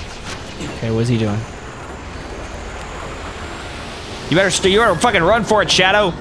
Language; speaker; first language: English; native; English